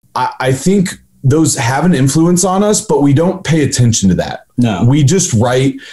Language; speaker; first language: English; native; English